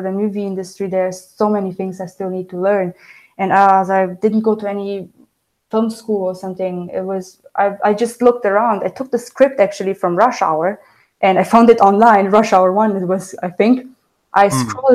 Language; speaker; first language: English; non-native, fluent; Romanian